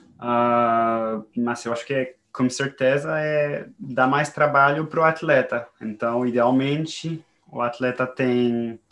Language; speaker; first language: Portuguese; non-native, fluent; French